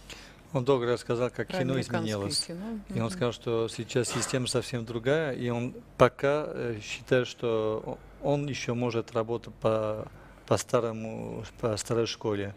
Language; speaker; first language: Russian; non-native, fluent; French